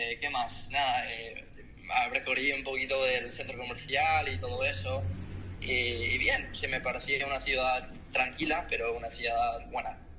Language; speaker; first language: Spanish; non-native, fluent; Korean